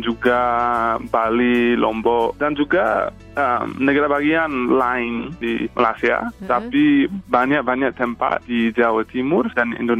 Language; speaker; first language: Indonesian; non-native, fluent; English